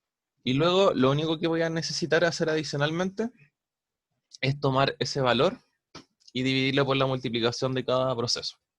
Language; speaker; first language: Spanish; native; Spanish